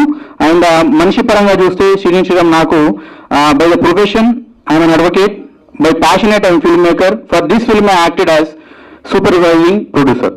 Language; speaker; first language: Telugu; native; Telugu